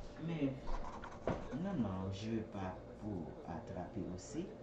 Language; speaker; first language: French; non-native, learner; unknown